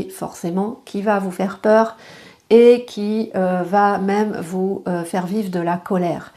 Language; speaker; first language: French; native; French